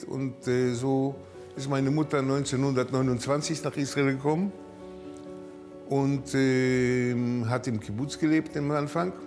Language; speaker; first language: German; early bilingual, heritage; German